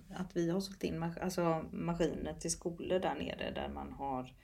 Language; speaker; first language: Swedish; native; Swedish